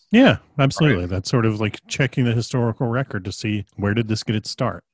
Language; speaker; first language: English; native; English